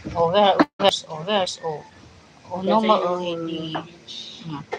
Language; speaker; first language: English; non-native, learner; Filipino